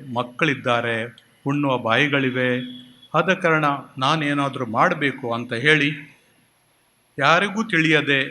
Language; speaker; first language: Kannada; non-native, local second language; Konkani